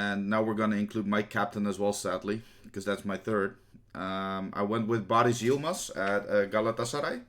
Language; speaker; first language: English; non-native, fluent; Dutch